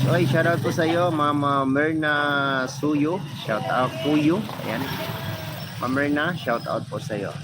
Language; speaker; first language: Filipino; native; Filipino